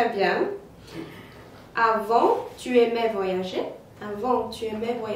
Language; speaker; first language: French; non-native, fluent; Polish